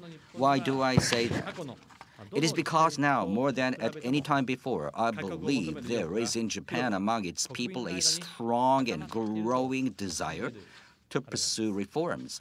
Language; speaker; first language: English; non-native, fluent; Japanese